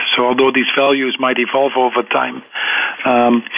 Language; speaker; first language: English; non-native, fluent; Dutch